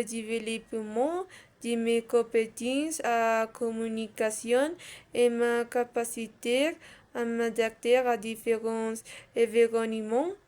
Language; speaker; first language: French; non-native, learner; Spanish